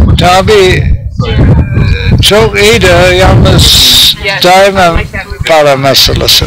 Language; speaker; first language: Turkish; non-native, learner; English